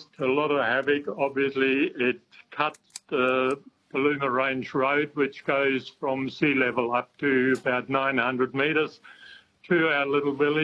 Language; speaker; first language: English; non-native, fluent; German